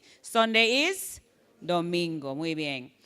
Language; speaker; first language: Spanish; non-native, fluent; English